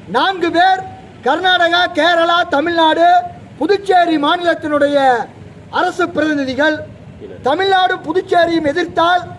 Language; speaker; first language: Tamil; native; Tamil